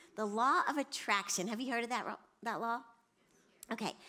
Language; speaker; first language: English; native; English